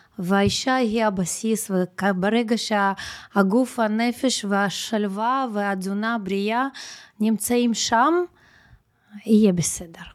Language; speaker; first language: Hebrew; non-native, fluent; Russian